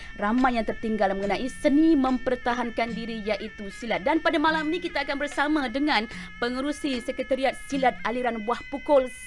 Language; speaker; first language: Malay; native; Malay